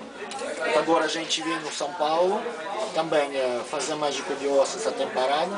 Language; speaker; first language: Portuguese; non-native, learner; Russian